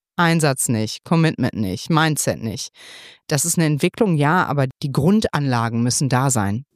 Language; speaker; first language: German; native; German